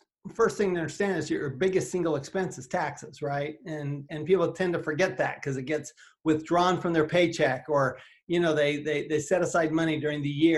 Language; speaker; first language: English; native; English